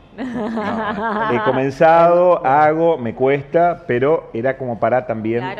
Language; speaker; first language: Spanish; native; Spanish